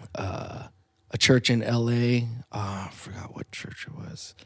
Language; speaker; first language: English; early bilingual, other home language; Filipino